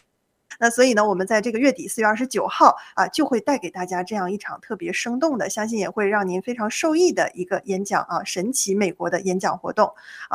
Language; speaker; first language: Chinese; native; Chinese